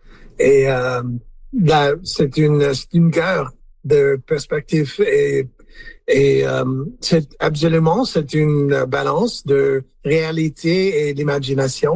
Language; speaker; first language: French; non-native, learner; English